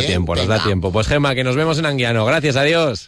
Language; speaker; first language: Spanish; native; Spanish